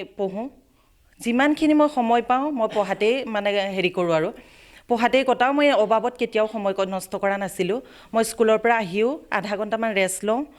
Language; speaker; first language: Assamese; native; Assamese